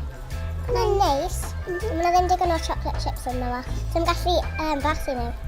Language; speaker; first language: Welsh; non-native, local second language; English